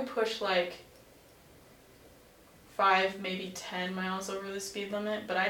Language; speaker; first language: English; native; English